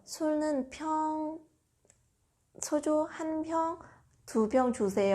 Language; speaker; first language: Korean; non-native, fluent; Vietnamese